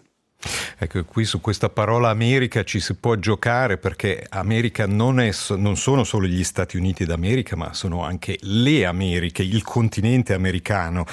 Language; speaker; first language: Italian; native; Italian